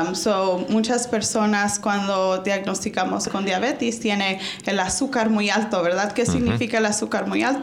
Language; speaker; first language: Spanish; early bilingual, heritage; Spanish